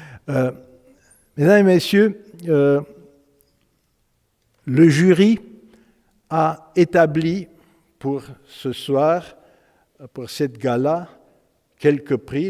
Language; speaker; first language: French; non-native, fluent; Romanian